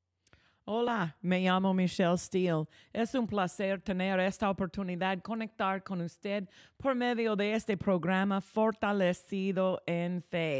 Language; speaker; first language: Spanish; non-native, fluent; English